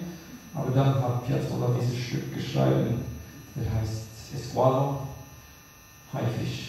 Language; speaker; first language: German; non-native, fluent; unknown